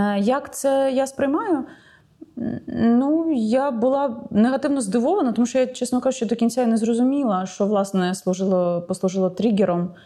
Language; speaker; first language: Ukrainian; non-native, local second language; Russian